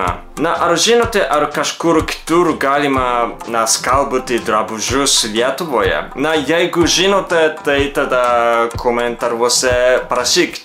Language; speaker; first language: Lithuanian; non-native, fluent; Japanese